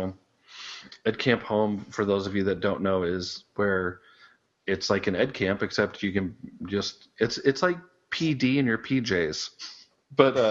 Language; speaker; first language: English; native; English